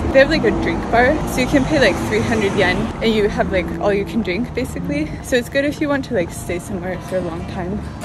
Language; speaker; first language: English; native; English